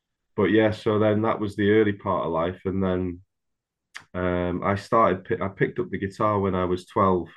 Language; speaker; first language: English; native; English